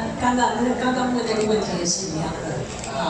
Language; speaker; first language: Chinese; early bilingual, heritage; Chinese